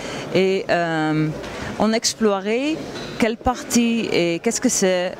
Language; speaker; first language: French; non-native, learner; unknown